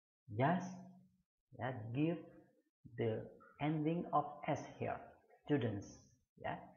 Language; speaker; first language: English; non-native, fluent; Indonesian